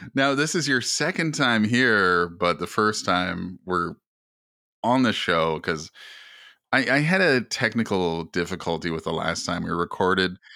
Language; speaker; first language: English; native; English